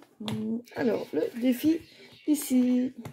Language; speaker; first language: French; native; French